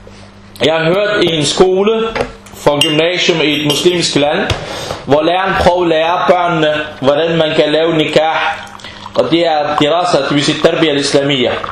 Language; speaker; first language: Danish; early bilingual, other home language; Arabic